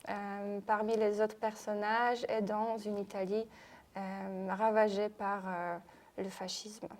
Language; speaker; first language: French; non-native, fluent; Polish